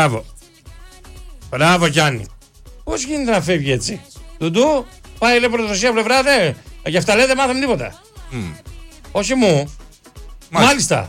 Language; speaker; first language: Greek; native; Greek